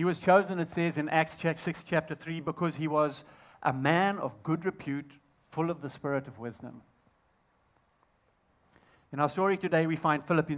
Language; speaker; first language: English; native; English